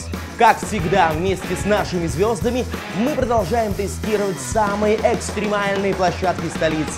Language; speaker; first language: Russian; native; Russian